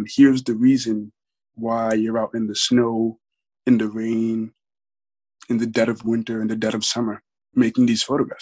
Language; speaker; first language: English; native; English